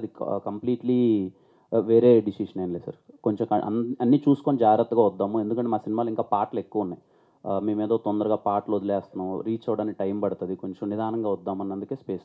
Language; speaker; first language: Telugu; native; Telugu